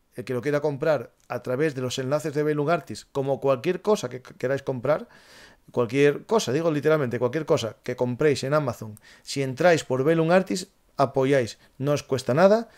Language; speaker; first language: Spanish; native; Spanish